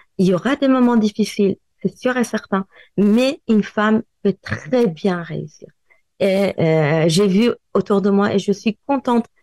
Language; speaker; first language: French; non-native, fluent; Persian